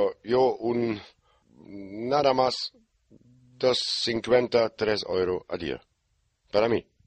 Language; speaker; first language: Spanish; non-native, learner; German